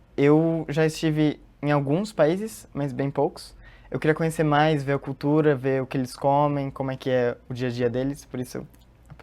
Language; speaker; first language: Portuguese; early bilingual, heritage; Portuguese